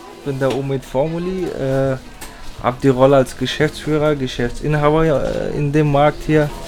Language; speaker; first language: German; early bilingual, other home language; Persian